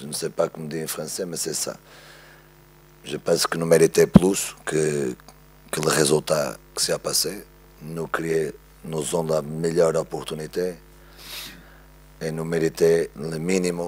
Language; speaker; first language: French; non-native, learner; Portuguese